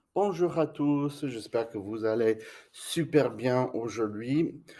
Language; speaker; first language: French; non-native, fluent; English